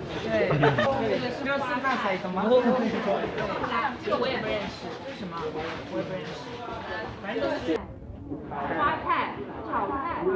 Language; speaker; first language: Chinese; non-native, fluent; Hmong